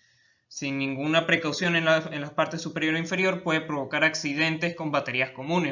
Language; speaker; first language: Spanish; native; Spanish